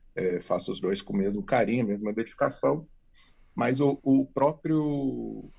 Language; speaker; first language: Portuguese; native; Portuguese